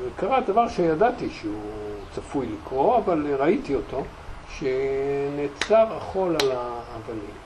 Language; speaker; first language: Hebrew; native; Hebrew